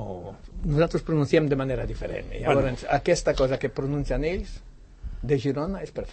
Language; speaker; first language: Catalan; non-native, fluent; Polish